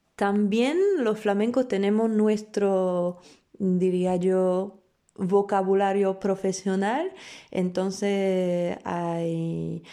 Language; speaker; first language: Spanish; non-native, fluent; Polish